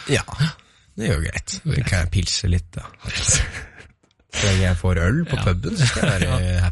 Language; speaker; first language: Norwegian; native; Norwegian